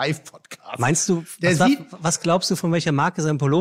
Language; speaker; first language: German; native; German